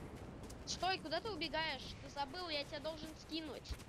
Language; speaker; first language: Russian; native; Russian